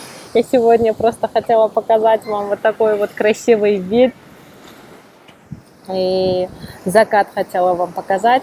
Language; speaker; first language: Russian; non-native, local second language; Kyrgyz